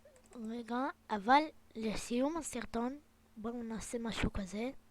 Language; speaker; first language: Hebrew; native; Hebrew